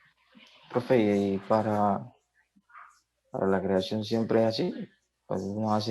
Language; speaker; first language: Spanish; native; Spanish